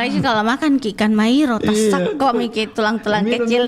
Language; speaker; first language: Indonesian; native; Indonesian